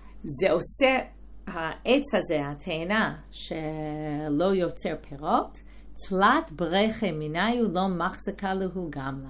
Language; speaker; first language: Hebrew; non-native, fluent; English